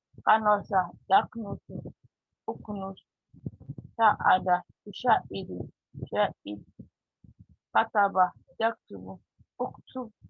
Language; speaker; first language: Arabic; non-native, learner; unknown